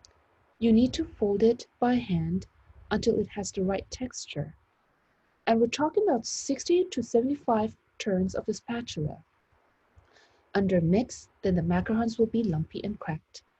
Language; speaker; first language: English; non-native, fluent; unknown